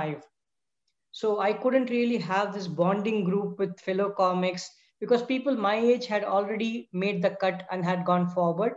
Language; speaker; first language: English; non-native, local second language; Tamil